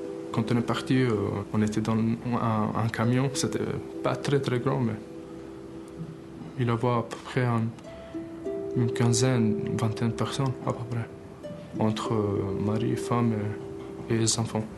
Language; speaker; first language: French; early bilingual, other home language; Albanian